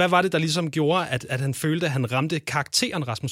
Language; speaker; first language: Danish; native; Danish